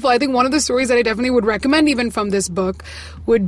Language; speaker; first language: English; non-native, local second language; Malayalam